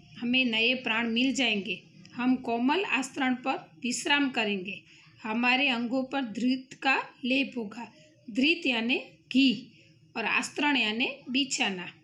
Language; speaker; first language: Hindi; non-native, local second language; Gujarati